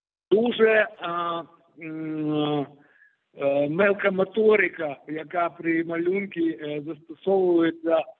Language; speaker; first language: Ukrainian; non-native, local second language; Russian